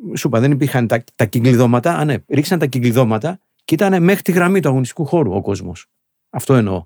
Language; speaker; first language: Greek; native; Greek